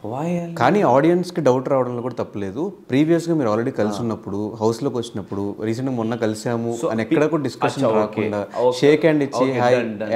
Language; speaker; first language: Telugu; native; Telugu